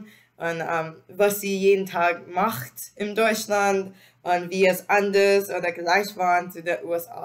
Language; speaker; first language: German; non-native, learner; English